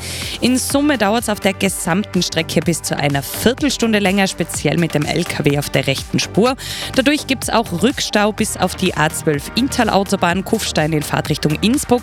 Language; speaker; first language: German; native; German